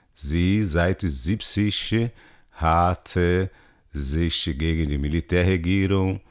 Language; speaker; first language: German; non-native, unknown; Portuguese